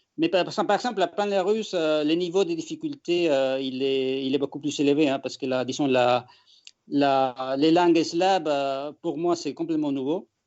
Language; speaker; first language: French; non-native, fluent; Spanish